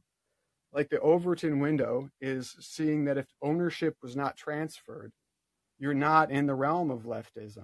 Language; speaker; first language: English; native; English